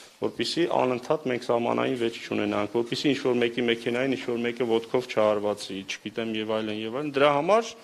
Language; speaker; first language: Armenian; native; Armenian